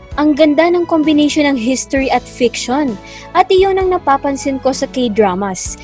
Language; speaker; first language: Filipino; non-native, local second language; Cebuano